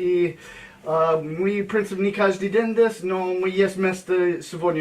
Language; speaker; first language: Russian; non-native, learner; English